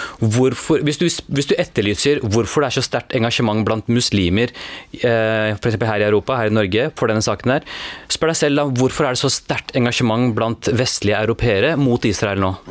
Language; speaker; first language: Norwegian; early bilingual, other home language; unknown